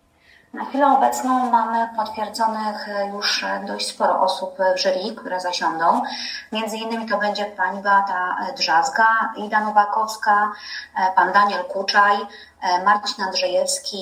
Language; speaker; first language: Polish; native; Polish